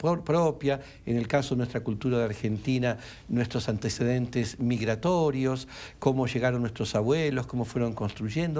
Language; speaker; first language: Spanish; native; Spanish